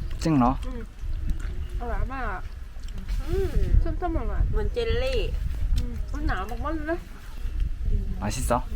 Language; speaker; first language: Thai; non-native, learner; Korean